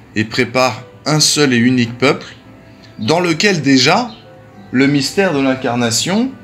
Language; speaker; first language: French; native; French